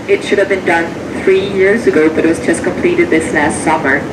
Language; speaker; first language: English; non-native, fluent; Danish